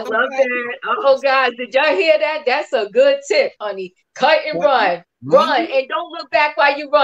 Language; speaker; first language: English; native; English